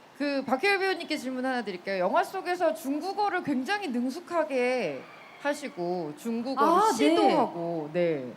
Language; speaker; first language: Korean; native; Korean